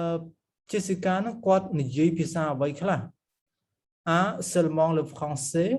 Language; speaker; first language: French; non-native, fluent; Khmer